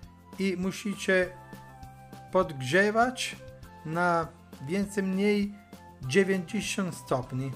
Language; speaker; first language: Polish; non-native, learner; Italian